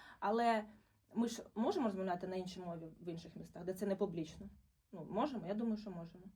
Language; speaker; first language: Ukrainian; non-native, local second language; Russian